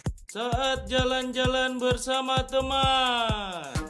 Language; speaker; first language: Indonesian; non-native, learner; Japanese